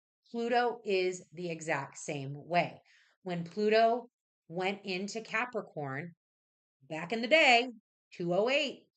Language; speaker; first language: English; native; English